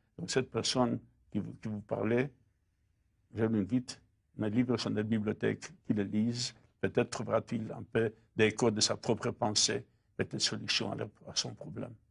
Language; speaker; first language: French; non-native, fluent; Polish